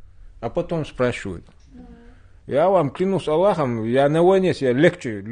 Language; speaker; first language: Russian; non-native, local second language; Chechen